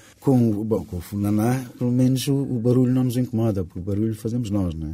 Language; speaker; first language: Portuguese; non-native, local second language; Kabuverdianu